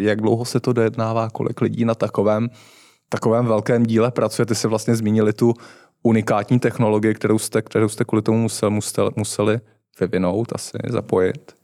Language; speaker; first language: Czech; native; Czech